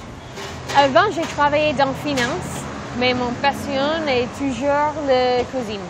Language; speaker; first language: French; non-native, learner; English